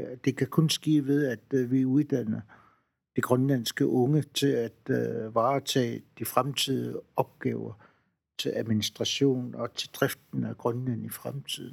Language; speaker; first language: Danish; non-native, local second language; Kalaallisut